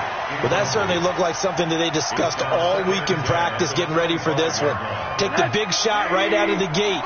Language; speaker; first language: English; native; English